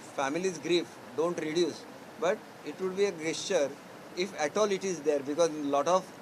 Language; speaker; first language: English; non-native, local second language; Marathi